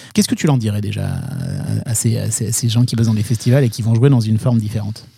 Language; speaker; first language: French; native; French